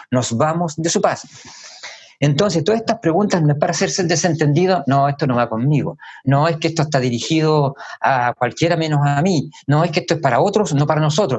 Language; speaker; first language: Spanish; native; Spanish